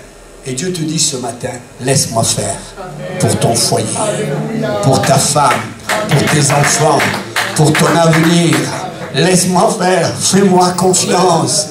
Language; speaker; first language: French; native; French